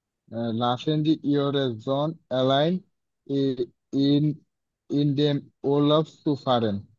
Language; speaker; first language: German; non-native, learner; Bangla